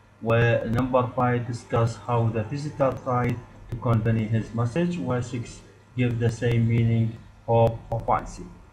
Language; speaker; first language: English; non-native, fluent; Arabic